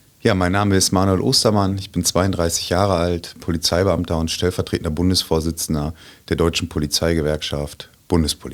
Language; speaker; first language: German; native; German